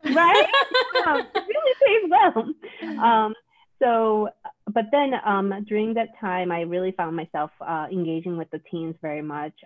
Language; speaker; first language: English; non-native, fluent; Korean